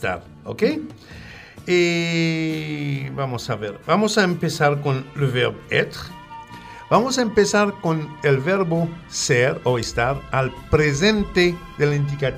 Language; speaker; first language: Spanish; non-native, fluent; French